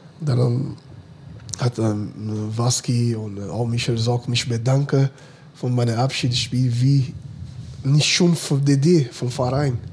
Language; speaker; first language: German; non-native, fluent; Portuguese